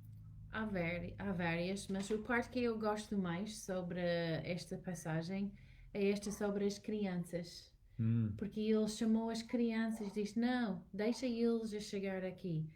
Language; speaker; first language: Portuguese; non-native, learner; English